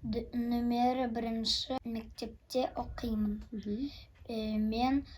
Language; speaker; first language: Kazakh; non-native, local second language; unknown